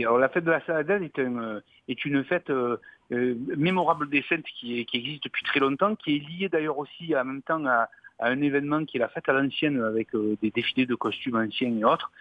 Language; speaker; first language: French; native; French